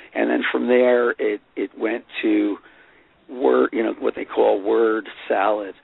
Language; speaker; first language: English; native; English